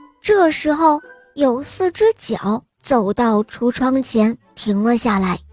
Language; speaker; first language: Chinese; native; Chinese